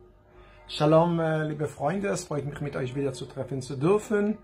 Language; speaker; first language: German; non-native, learner; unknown